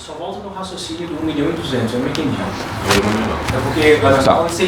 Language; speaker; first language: Portuguese; native; Portuguese